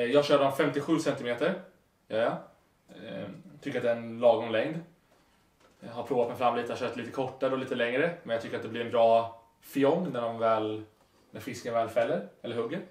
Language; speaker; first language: Swedish; native; Swedish